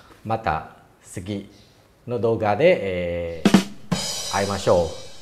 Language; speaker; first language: Japanese; non-native, fluent; Khmer